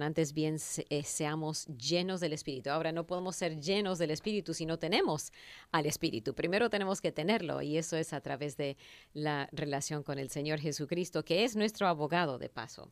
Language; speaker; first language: Spanish; native; Spanish